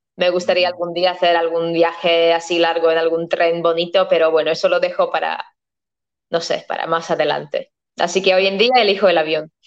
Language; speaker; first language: Spanish; non-native, fluent; Latvian